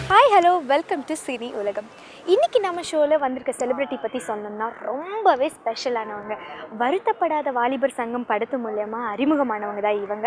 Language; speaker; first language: Tamil; native; Tamil